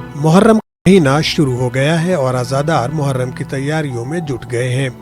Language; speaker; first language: Urdu; non-native, local second language; Kashmiri